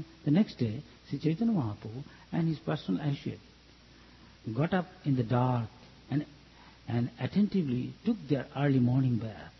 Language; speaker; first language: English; non-native, local second language; Bangla